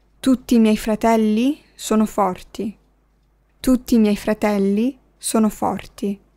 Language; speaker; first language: Italian; non-native, fluent; Arabic